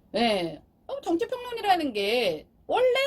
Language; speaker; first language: Korean; native; Korean